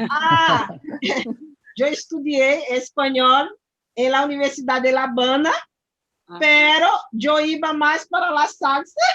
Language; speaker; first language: Spanish; non-native, learner; Portuguese